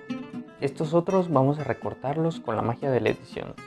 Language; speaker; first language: Spanish; native; Spanish